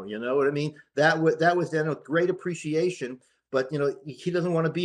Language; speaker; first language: English; native; English